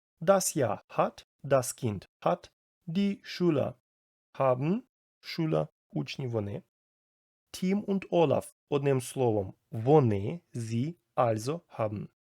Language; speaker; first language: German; non-native, fluent; Ukrainian